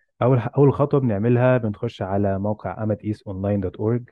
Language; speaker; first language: Arabic; native; Arabic